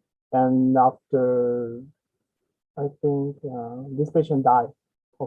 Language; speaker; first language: English; non-native, learner; Spanish